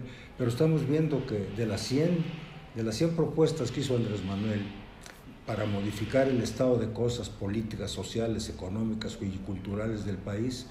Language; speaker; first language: Spanish; native; Spanish